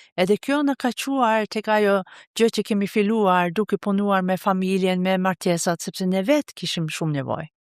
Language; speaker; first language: Albanian; non-native, fluent; Norwegian